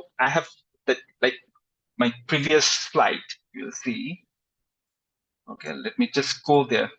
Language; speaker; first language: English; non-native, fluent; Bangla